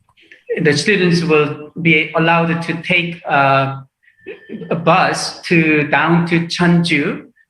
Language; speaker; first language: English; non-native, fluent; Korean